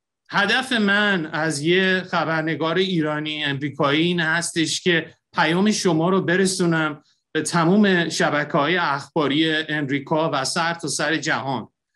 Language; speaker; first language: Persian; early bilingual, heritage; Persian